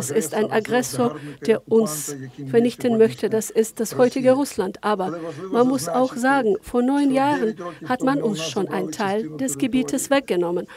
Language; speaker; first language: German; non-native, fluent; Ukrainian